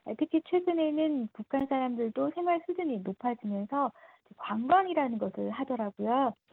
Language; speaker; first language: Korean; native; Korean